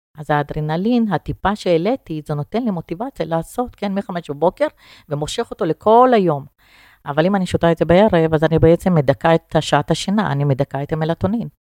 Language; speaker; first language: Hebrew; non-native, fluent; Russian